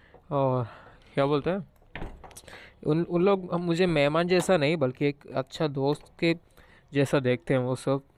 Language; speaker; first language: Hindi; non-native, local second language; Malayalam